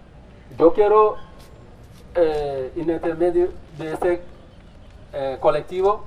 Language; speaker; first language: Spanish; non-native, fluent; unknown